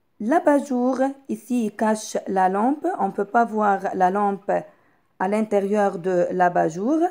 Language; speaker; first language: French; non-native, local second language; Arabic